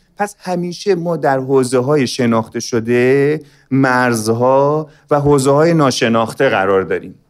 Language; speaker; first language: Persian; native; Persian